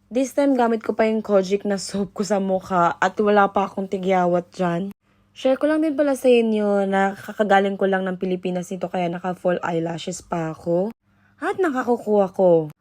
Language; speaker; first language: Filipino; native; Filipino